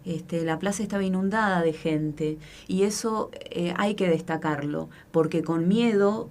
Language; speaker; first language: Spanish; native; Spanish